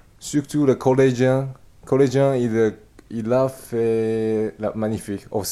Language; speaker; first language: French; non-native, learner; Chinese